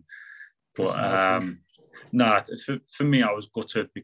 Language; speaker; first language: English; native; English